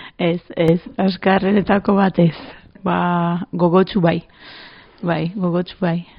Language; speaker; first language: Basque; non-native, fluent; Greek